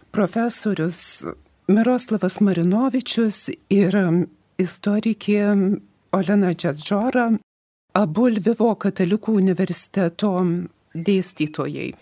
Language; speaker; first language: Lithuanian; native; Lithuanian